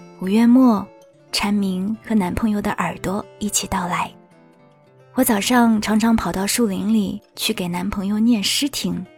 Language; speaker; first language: Chinese; native; Chinese